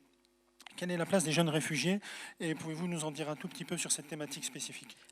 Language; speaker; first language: French; native; French